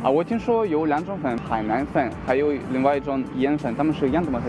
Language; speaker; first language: Chinese; non-native, fluent; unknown